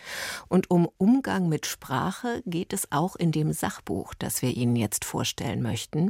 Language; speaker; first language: German; native; German